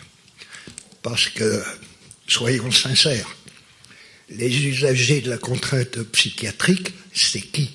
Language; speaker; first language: French; native; French